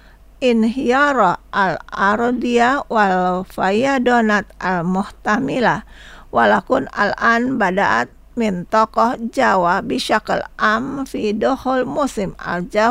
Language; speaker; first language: Arabic; non-native, fluent; Indonesian